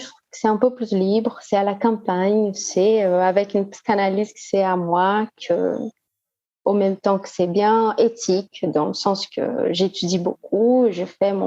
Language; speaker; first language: French; non-native, fluent; Portuguese